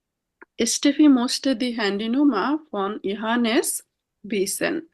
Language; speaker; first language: German; non-native, fluent; Bangla